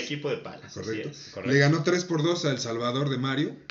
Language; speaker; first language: Spanish; native; Spanish